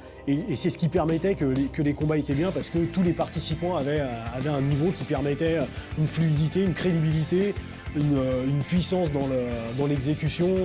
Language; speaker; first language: French; native; French